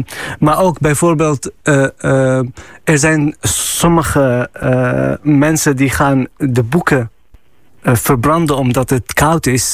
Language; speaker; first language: Dutch; non-native, fluent; Arabic